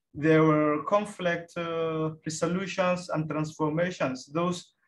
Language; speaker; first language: English; non-native, fluent; Somali